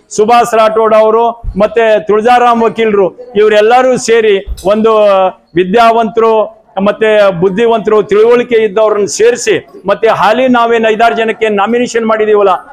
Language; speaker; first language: Kannada; non-native, local second language; Lambadi